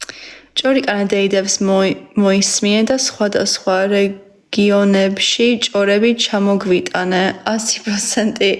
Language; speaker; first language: Georgian; early bilingual, heritage; Georgian